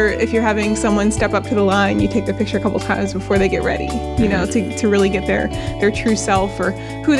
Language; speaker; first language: English; native; English